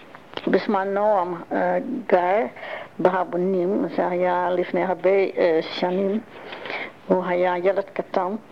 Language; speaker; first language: Hebrew; non-native, learner; Dutch